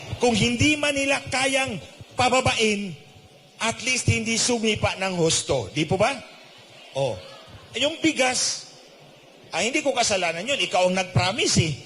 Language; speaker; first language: Filipino; non-native, local second language; Cebuano